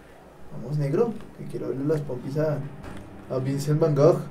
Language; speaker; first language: Spanish; native; Spanish